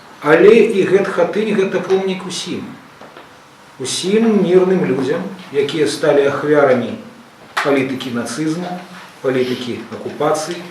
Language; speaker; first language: Belarusian; non-native, local second language; Russian